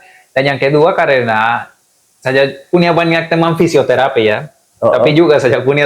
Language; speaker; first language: Indonesian; non-native, fluent; Spanish